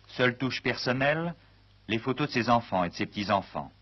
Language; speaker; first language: French; native; French